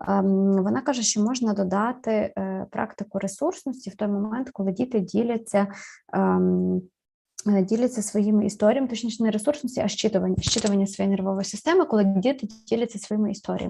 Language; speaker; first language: Ukrainian; native; Ukrainian